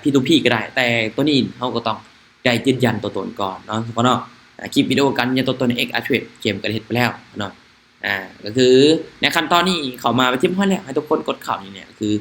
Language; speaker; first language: Thai; non-native, local second language; Lao